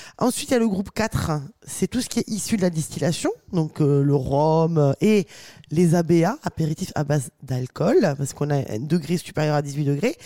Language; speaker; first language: French; native; French